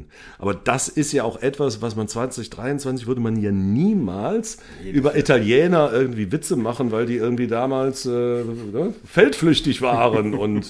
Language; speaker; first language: German; native; German